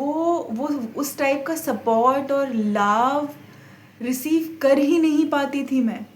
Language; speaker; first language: Hindi; native; Hindi